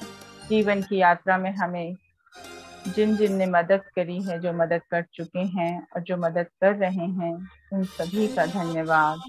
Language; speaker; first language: Hindi; native; Hindi